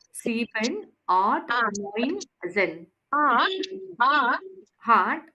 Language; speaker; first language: German; non-native, learner; Tamil